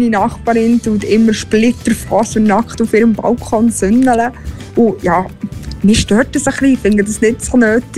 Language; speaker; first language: German; native; German